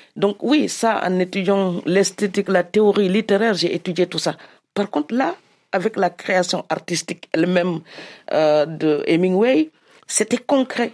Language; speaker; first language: French; non-native, local second language; Serer